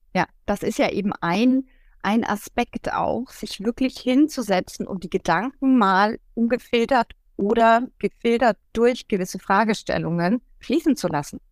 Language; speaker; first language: German; native; German